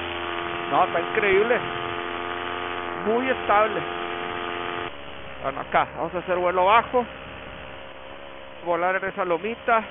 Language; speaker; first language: Spanish; native; Spanish